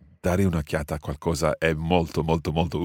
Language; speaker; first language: Italian; non-native, fluent; English